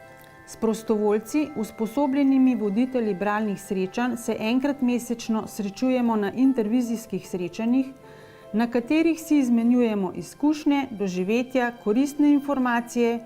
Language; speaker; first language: Slovenian; native; Slovenian